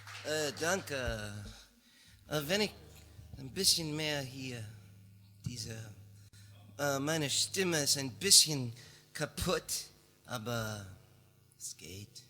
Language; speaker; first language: German; non-native, learner; English